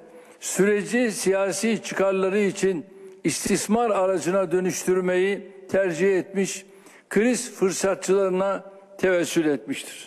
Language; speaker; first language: Turkish; native; Turkish